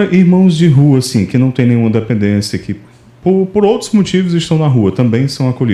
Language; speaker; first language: Portuguese; native; Portuguese